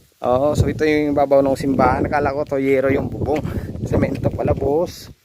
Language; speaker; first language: Filipino; native; Filipino